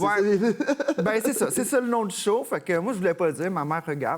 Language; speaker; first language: French; native; French